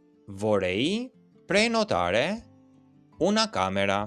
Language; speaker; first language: Italian; non-native, fluent; Albanian